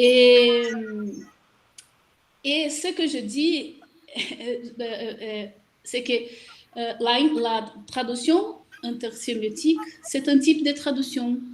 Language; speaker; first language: French; non-native, learner; Portuguese